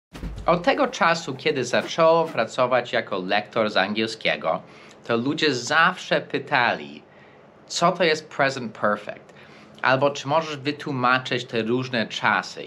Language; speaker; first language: Polish; non-native, fluent; English